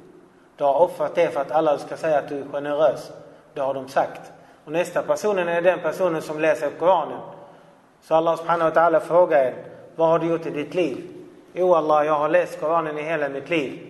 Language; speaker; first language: Swedish; non-native, fluent; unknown